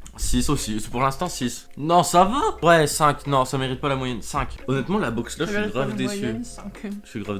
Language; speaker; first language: French; native; French